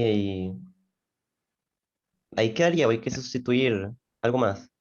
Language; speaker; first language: Spanish; native; Spanish